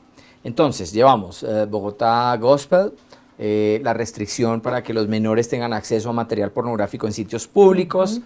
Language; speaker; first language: Spanish; native; Spanish